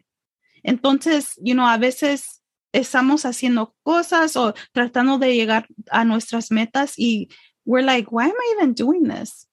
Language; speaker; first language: Spanish; early bilingual, heritage; English